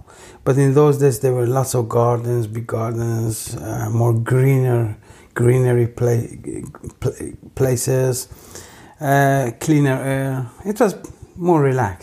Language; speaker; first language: English; non-native, fluent; Persian